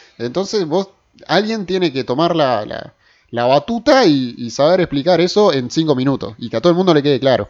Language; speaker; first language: Spanish; native; Spanish